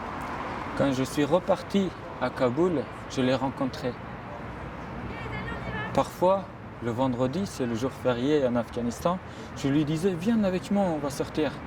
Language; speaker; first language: French; non-native, fluent; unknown